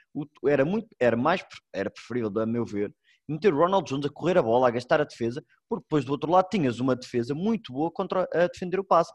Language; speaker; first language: Portuguese; native; Portuguese